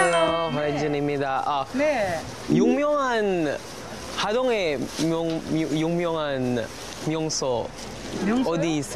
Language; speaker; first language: Korean; non-native, learner; Filipino